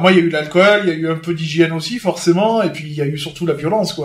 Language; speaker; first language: French; native; French